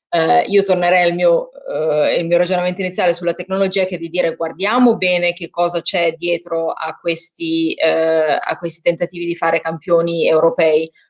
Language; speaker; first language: Italian; native; Italian